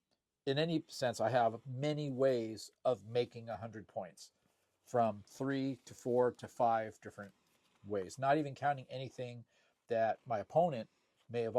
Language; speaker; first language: English; native; English